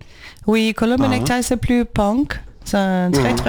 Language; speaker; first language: French; non-native, learner; Portuguese